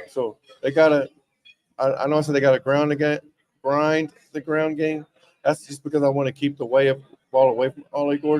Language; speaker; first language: English; native; English